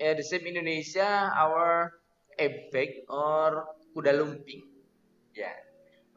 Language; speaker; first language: English; non-native, learner; Indonesian